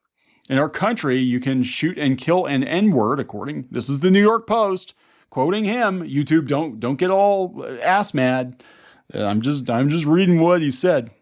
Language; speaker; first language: English; native; English